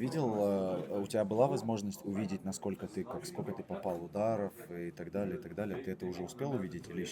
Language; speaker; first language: Russian; non-native, local second language; Uzbek